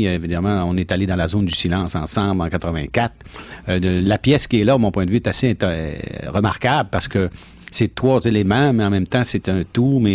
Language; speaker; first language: French; native; French